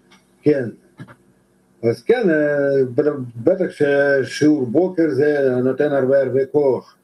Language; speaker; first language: Hebrew; non-native, fluent; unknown